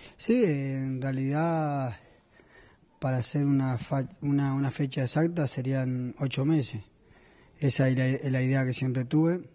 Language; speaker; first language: Spanish; native; Spanish